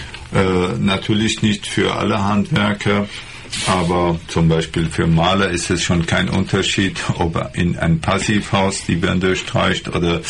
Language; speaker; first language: German; non-native, fluent; Persian